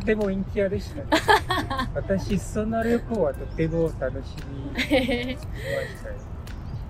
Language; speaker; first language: Japanese; non-native, learner; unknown